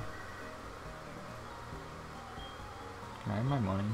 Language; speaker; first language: English; native; English